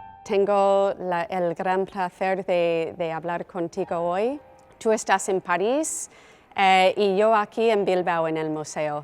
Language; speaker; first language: Spanish; non-native, fluent; English